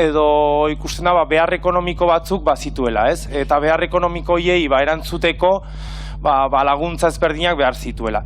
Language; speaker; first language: Basque; native; Basque